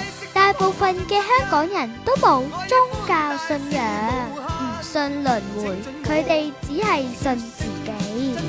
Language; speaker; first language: Cantonese; early bilingual, other home language; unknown